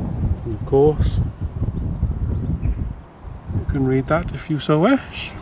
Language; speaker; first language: English; native; English